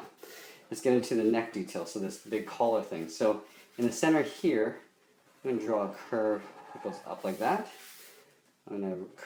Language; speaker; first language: English; native; English